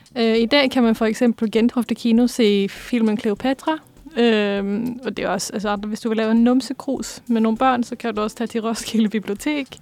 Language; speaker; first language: Danish; early bilingual, heritage; Danish